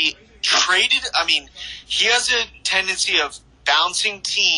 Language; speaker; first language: English; native; English